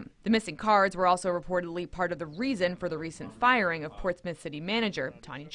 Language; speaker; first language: English; native; English